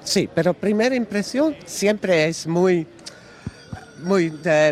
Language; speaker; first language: Spanish; non-native, learner; Dutch